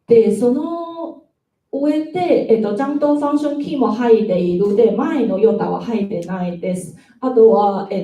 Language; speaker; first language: Japanese; non-native, learner; Chinese